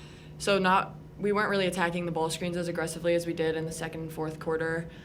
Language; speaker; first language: English; native; English